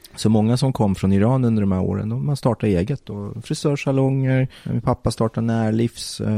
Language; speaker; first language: Swedish; early bilingual, other home language; Persian